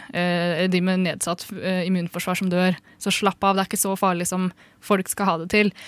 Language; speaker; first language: Norwegian; early bilingual, other home language; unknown